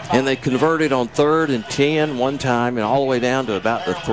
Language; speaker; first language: English; native; English